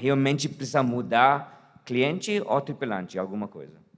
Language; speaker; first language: Portuguese; non-native, fluent; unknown